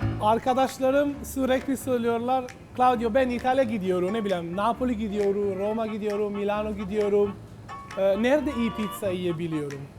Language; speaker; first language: Turkish; non-native, fluent; Italian